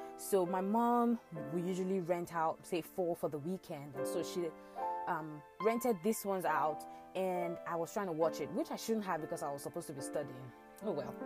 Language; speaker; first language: English; non-native, local second language; Yoruba